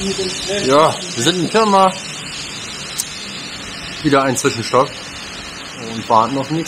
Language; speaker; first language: German; native; German